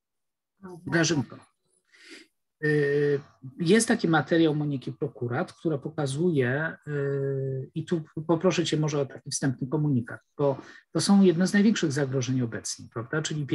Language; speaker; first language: Polish; native; Polish